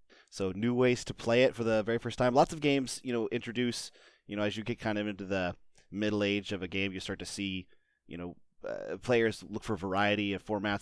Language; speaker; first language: English; native; English